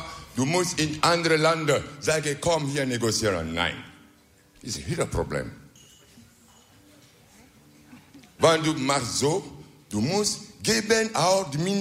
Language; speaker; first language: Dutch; non-native, learner; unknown